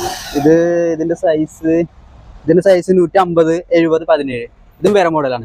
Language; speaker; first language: Malayalam; non-native, local second language; Hindi